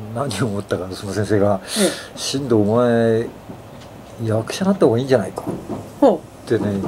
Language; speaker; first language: Japanese; native; Japanese